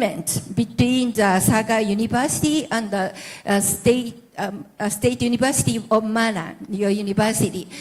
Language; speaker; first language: English; non-native, learner; Japanese